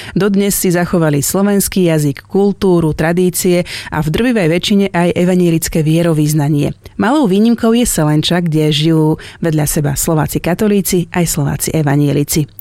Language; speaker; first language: Slovak; native; Slovak